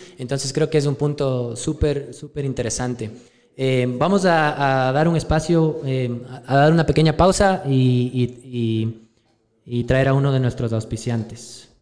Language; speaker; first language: Spanish; native; Spanish